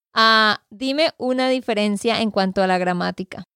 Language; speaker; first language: Spanish; native; Spanish